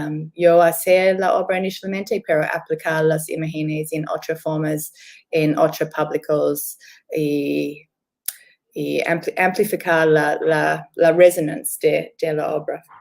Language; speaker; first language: Spanish; non-native, learner; English